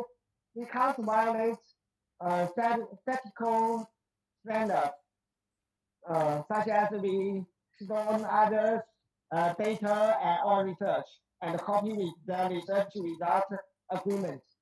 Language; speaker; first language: English; non-native, learner; Chinese